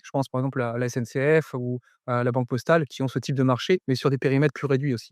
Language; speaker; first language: French; native; French